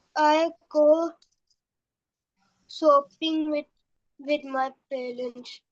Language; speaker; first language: English; non-native, learner; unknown